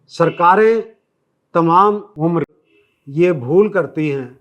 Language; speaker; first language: Hindi; non-native, local second language; Punjabi